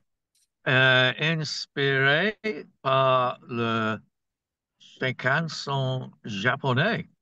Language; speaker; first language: French; non-native, learner; English